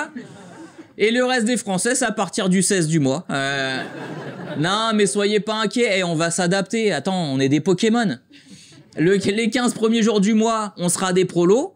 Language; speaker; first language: French; native; French